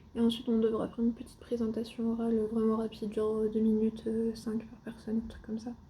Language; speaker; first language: French; native; French